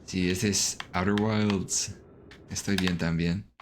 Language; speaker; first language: Spanish; non-native, learner; English